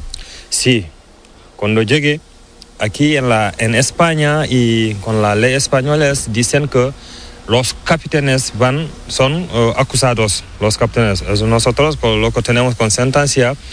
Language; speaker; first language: Spanish; non-native, learner; Fula